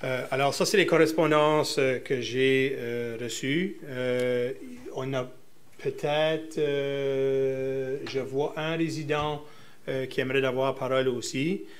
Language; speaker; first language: French; native; French